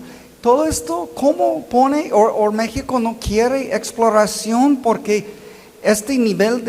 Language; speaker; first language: Spanish; non-native, learner; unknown